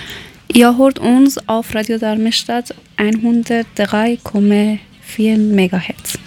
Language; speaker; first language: German; non-native, learner; Persian